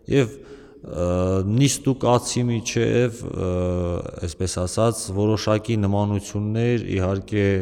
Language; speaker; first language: Armenian; native; Armenian